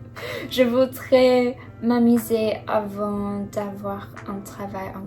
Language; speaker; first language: French; non-native, learner; Chinese